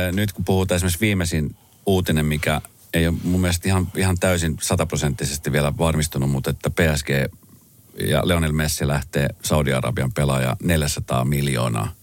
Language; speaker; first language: Finnish; native; Finnish